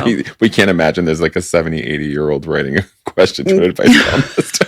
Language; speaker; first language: English; native; English